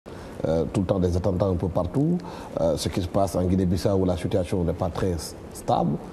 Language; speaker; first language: French; non-native, local second language; Wolof